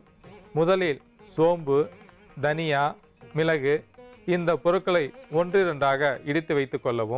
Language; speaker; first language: Tamil; native; Tamil